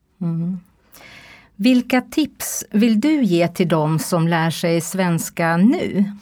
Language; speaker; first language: Swedish; native; Swedish